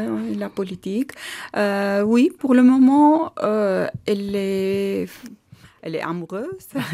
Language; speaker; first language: French; non-native, learner; Armenian